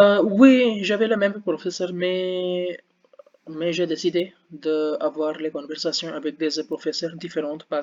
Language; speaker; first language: French; non-native, learner; Hindi